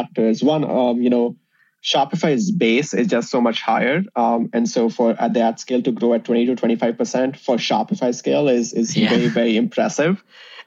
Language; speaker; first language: English; non-native, local second language; Hindi